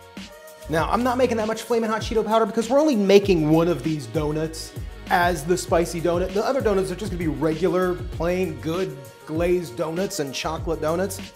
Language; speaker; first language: English; native; English